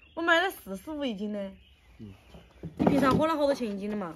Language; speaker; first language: Chinese; native; Chinese